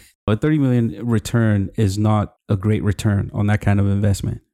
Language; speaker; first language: English; non-native, local second language; Yoruba